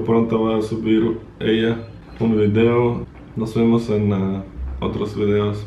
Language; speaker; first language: Spanish; non-native, fluent; Russian